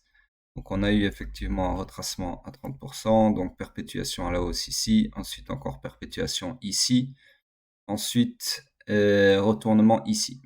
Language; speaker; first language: French; native; French